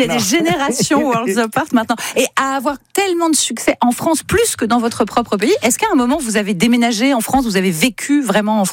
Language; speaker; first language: French; native; French